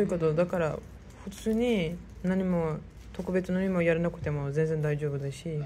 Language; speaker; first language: Japanese; non-native, fluent; Turkish